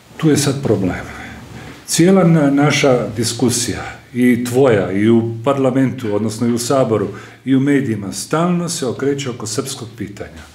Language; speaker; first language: Croatian; native; Croatian